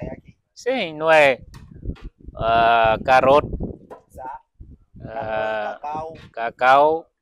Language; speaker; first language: Portuguese; non-native, learner; Vietnamese